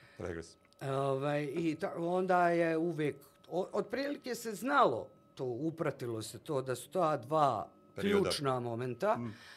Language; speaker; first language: Bosnian; native; Bosnian